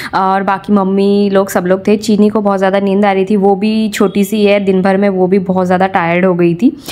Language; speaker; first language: Hindi; non-native, local second language; Bangla